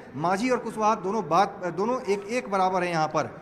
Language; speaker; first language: Hindi; native; Hindi